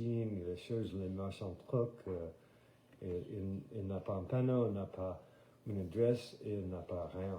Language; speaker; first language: French; non-native, fluent; English